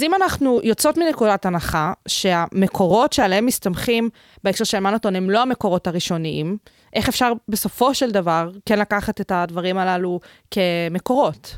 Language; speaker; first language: Hebrew; native; Hebrew